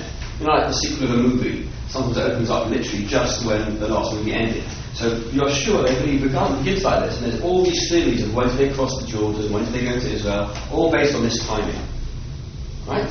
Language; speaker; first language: English; native; English